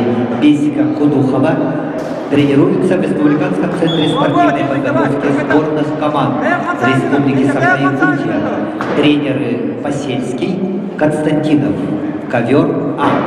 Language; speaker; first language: Russian; native; Russian